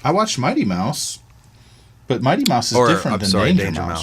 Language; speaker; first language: English; native; English